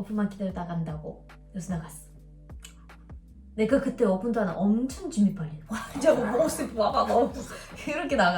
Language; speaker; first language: Korean; non-native, learner; Russian